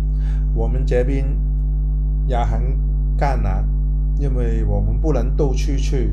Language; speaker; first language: Chinese; non-native, local second language; Cantonese